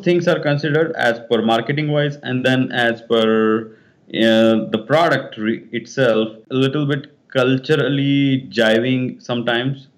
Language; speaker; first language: English; non-native, local second language; Kannada